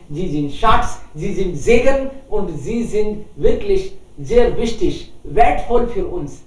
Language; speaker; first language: German; non-native, learner; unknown